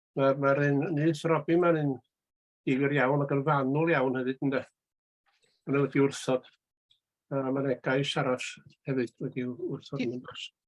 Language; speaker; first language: Welsh; native; Welsh